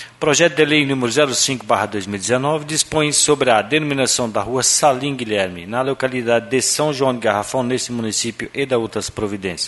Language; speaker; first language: Portuguese; native; Portuguese